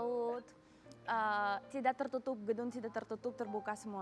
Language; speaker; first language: Indonesian; non-native, learner; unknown